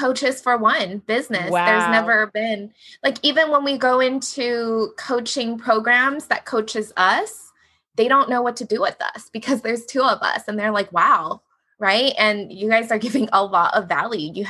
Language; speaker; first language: English; native; English